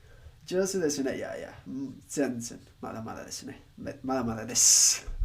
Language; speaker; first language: Japanese; non-native, learner; Spanish